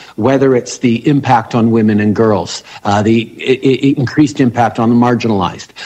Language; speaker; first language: English; early bilingual, other home language; French